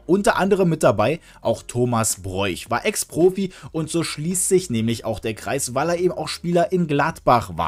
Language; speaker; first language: German; native; German